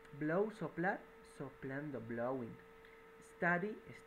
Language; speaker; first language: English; non-native, fluent; Spanish